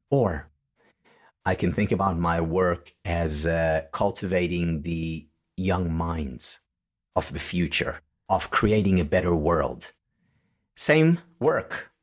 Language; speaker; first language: English; non-native, fluent; Hebrew